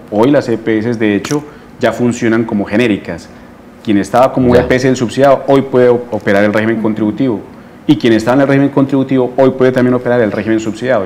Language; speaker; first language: Spanish; native; Spanish